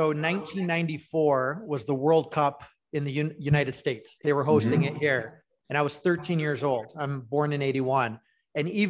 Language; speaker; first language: English; native; English